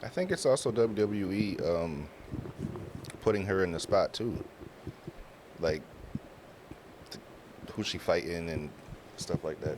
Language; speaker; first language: English; native; English